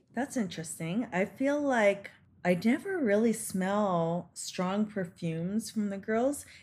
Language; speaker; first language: English; native; English